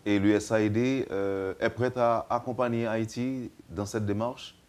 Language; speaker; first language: French; native; French